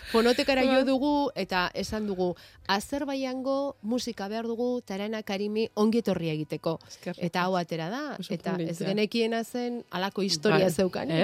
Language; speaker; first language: Basque; native; Basque